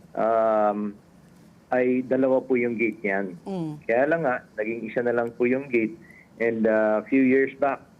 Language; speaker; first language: Filipino; native; Filipino